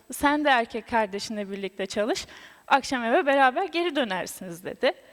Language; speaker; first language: Turkish; native; Turkish